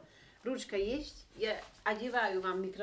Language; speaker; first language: Russian; non-native, fluent; Dutch